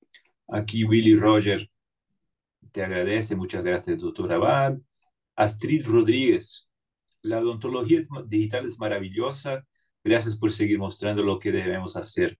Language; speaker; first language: Spanish; non-native, fluent; Portuguese